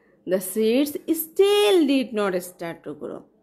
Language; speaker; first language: English; non-native, local second language; Bangla